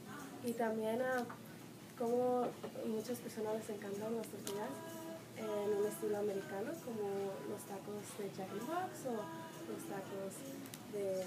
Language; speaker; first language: Spanish; early bilingual, heritage; Spanish